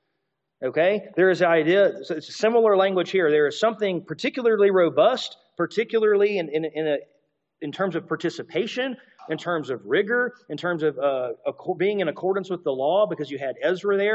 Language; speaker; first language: English; native; English